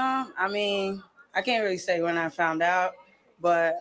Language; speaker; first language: English; native; English